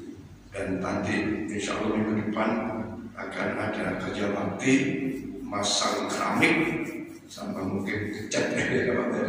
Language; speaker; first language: Indonesian; native; Indonesian